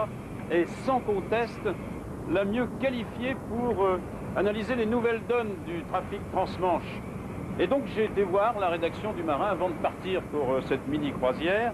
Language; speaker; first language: French; native; French